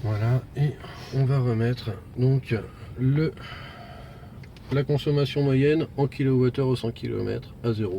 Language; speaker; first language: French; native; French